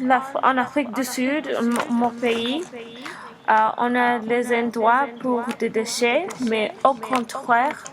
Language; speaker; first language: French; non-native, learner; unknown